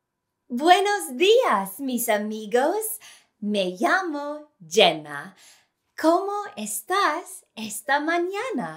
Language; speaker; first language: Spanish; non-native, fluent; English